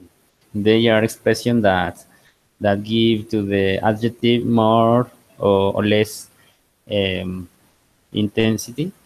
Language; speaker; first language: English; non-native, learner; Spanish